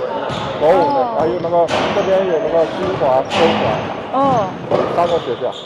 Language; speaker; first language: Chinese; early bilingual, heritage; Chinese